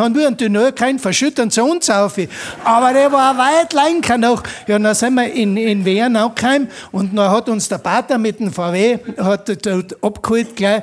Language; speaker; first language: German; native; German